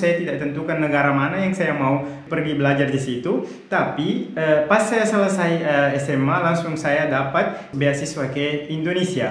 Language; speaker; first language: Indonesian; non-native, fluent; Arabic